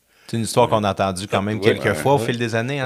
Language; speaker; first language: French; native; French